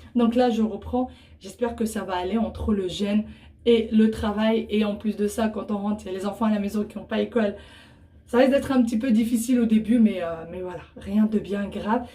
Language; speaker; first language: French; early bilingual, other home language; Arabic